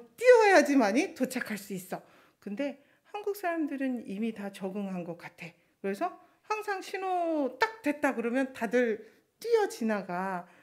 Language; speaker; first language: Korean; non-native, fluent; Chinese